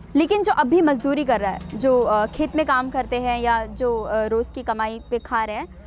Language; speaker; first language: Hindi; native; Hindi